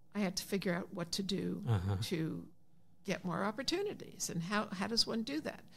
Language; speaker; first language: English; native; English